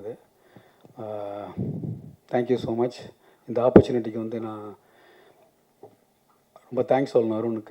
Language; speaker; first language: Tamil; native; Tamil